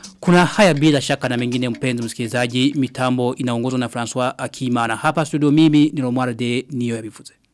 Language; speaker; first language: Swahili; non-native, local second language; Rundi